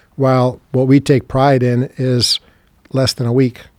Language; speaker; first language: English; non-native, fluent; Serbian